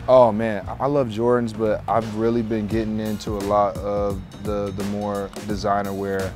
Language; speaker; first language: English; native; English